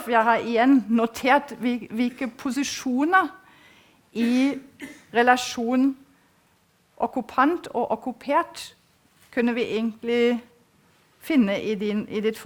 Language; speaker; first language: Norwegian; non-native, fluent; German